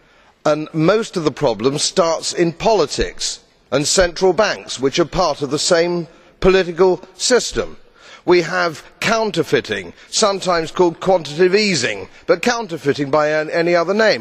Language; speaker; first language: English; native; English